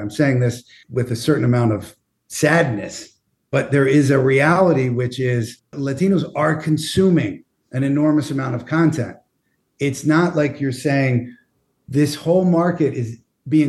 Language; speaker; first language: English; native; English